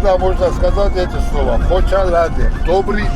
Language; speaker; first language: Russian; non-native, fluent; Georgian